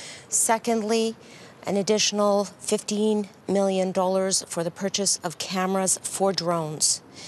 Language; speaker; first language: English; native; English